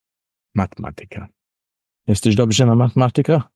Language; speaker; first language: Polish; non-native, learner; English